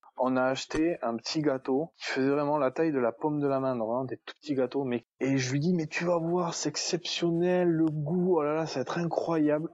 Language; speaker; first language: French; native; French